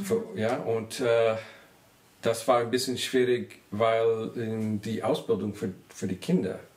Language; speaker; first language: German; non-native, learner; English